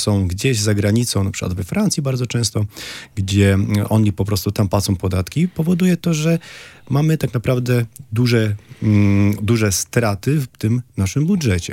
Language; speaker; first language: Polish; native; Polish